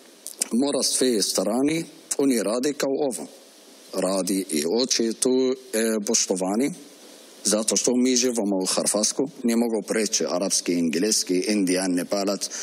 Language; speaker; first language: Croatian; non-native, learner; Arabic